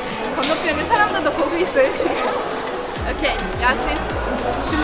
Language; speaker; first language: Korean; non-native, learner; Turkish